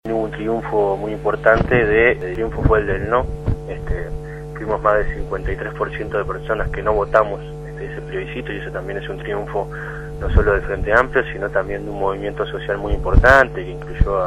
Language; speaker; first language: Spanish; native; Spanish